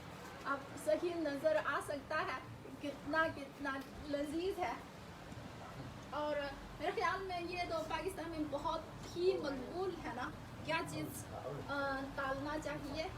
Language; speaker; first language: Hindi; non-native, fluent; Chinese